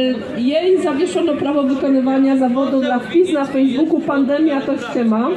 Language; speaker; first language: Polish; native; Polish